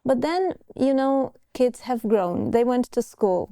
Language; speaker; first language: English; non-native, fluent; Romanian